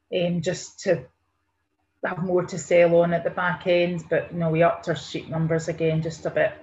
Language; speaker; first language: English; native; English